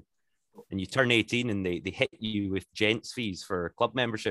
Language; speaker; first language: English; native; English